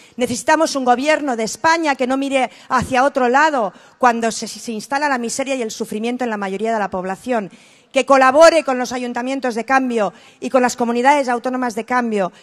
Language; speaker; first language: Spanish; native; Spanish